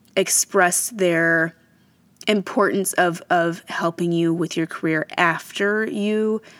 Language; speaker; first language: English; native; English